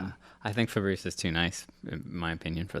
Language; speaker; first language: English; native; English